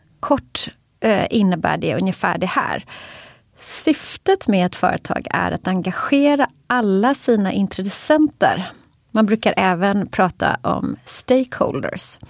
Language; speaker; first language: Swedish; native; Swedish